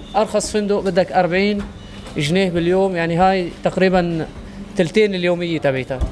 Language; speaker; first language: Arabic; native; Arabic